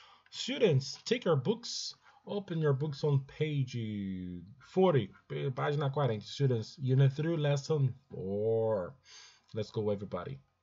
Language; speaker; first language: English; non-native, fluent; Portuguese